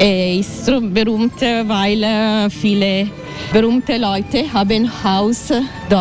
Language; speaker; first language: German; non-native, learner; Italian